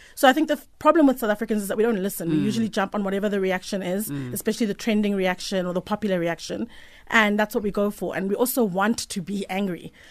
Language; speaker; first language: English; native; English